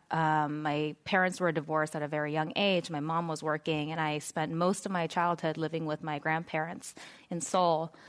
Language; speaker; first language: English; non-native, fluent; Korean